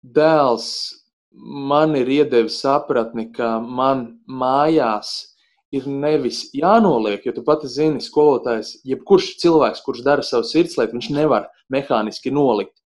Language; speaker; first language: Latvian; native; Latvian